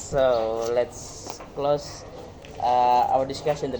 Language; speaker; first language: English; non-native, learner; Indonesian